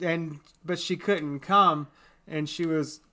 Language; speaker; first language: English; native; English